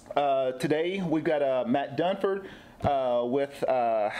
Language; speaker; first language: English; native; English